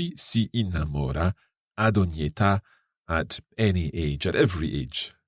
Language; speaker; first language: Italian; non-native, fluent; English